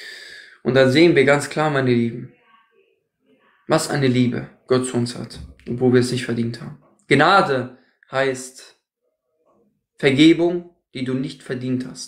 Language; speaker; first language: German; native; German